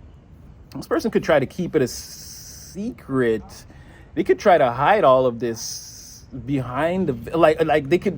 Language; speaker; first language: English; native; English